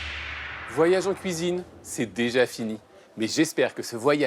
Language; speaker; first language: French; native; French